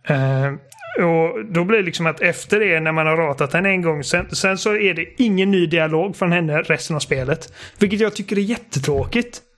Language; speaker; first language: Swedish; native; Swedish